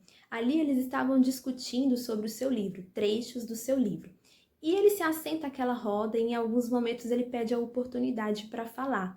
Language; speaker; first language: Portuguese; native; Portuguese